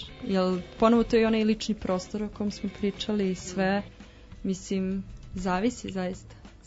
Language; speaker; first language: Serbian; native; Serbian